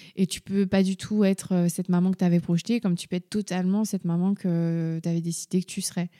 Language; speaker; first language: French; native; French